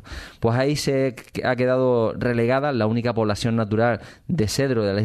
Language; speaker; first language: Spanish; native; Spanish